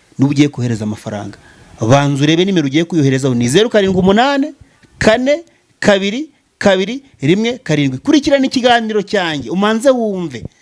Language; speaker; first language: Kinyarwanda; native; Kinyarwanda